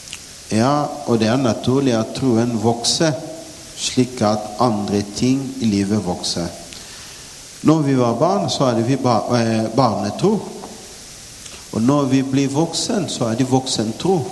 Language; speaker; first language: Norwegian; non-native, fluent; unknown